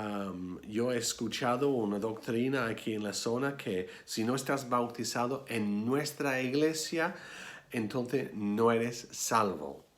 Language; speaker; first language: Spanish; non-native, fluent; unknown